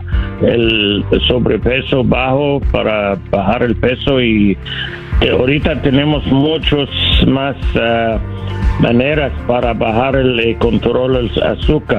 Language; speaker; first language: Spanish; non-native, learner; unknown